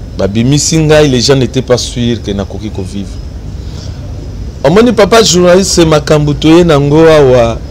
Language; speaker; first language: Lingala; non-native, local second language; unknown